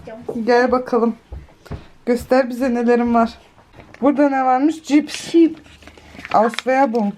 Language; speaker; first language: Turkish; early bilingual, heritage; Turkish